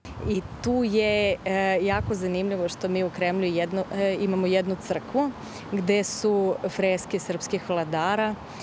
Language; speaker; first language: Serbian; non-native, fluent; Russian